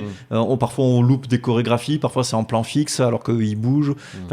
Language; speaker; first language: French; native; French